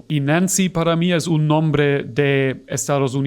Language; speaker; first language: Spanish; non-native, fluent; German